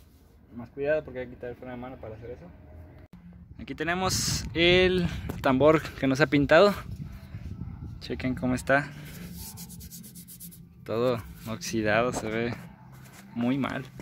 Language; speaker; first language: Spanish; native; Spanish